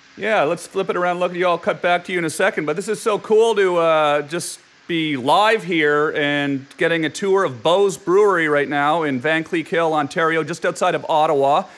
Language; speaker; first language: English; native; English